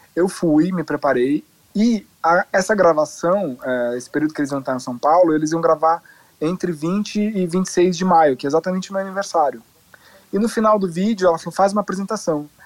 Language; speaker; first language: Portuguese; native; Portuguese